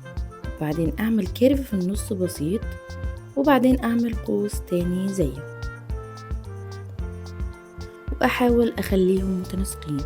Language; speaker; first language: Arabic; native; Arabic